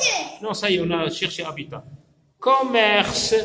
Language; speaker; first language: French; non-native, local second language; Arabic